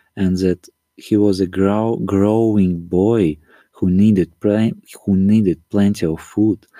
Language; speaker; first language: English; non-native, learner; Russian